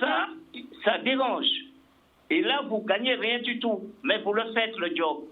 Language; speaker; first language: French; native; French